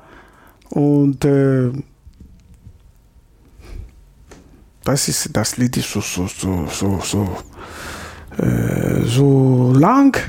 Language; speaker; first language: German; non-native, fluent; Lingala